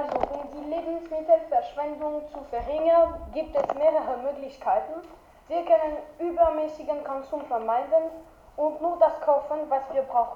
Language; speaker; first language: German; non-native, learner; French